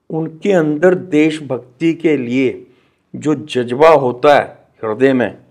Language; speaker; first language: Hindi; native; Hindi